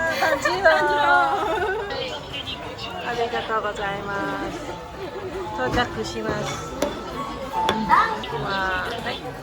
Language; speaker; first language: Japanese; non-native, learner; English